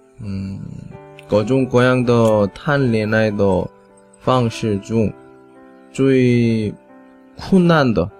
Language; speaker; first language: Chinese; non-native, fluent; Korean